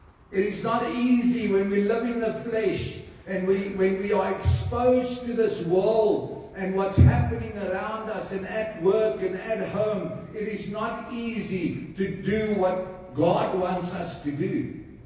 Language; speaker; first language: English; non-native, local second language; Afrikaans